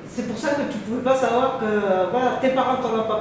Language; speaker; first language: French; native; French